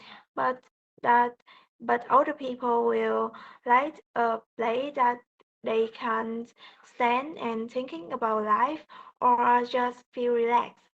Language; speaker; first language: English; non-native, learner; Vietnamese